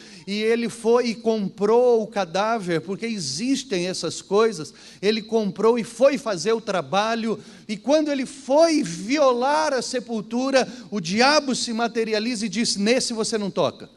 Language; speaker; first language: Portuguese; native; Portuguese